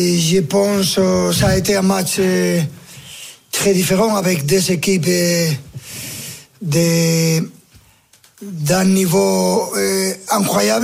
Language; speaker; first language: French; non-native, fluent; Spanish